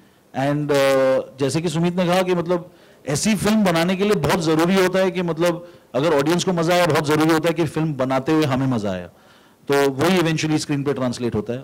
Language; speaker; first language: Hindi; native; Hindi